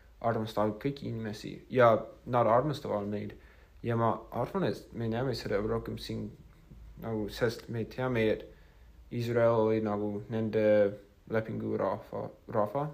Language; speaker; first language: Estonian; non-native, fluent; English